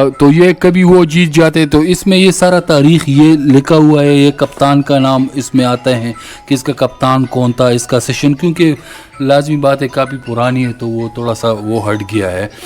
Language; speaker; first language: Urdu; non-native, local second language; Pashto